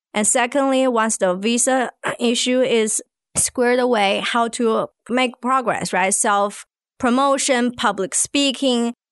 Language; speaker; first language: English; non-native, fluent; Chinese